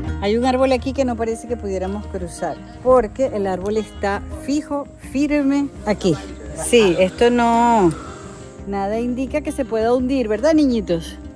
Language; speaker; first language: Spanish; native; Spanish